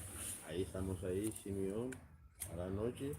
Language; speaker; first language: Spanish; non-native, learner; Romanian